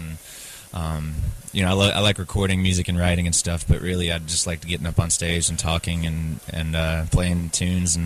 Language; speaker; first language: English; native; English